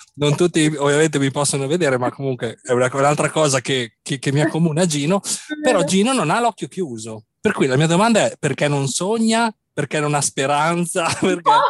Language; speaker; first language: Italian; native; Italian